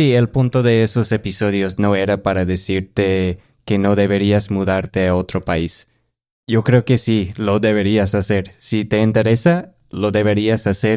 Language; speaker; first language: Spanish; non-native, fluent; English